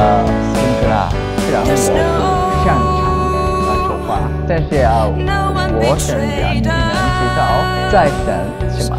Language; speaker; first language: Chinese; non-native, learner; Japanese